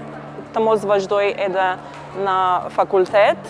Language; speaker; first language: Albanian; non-native, local second language; Macedonian